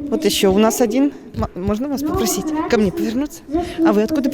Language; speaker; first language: Russian; native; Russian